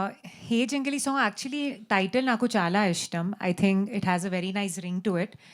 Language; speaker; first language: Telugu; non-native, learner; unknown